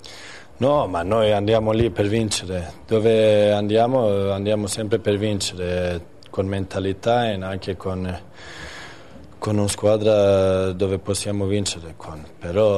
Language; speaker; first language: Italian; non-native, fluent; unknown